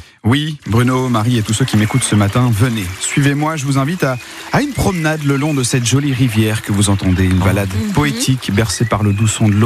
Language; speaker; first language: French; native; French